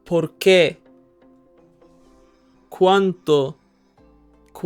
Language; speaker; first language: Spanish; non-native, fluent; English